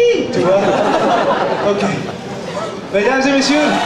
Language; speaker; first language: French; non-native, fluent; English